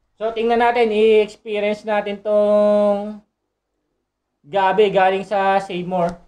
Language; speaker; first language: Filipino; non-native, local second language; Bikol